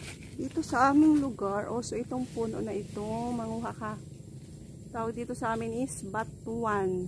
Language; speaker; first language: Filipino; non-native, local second language; Aklanon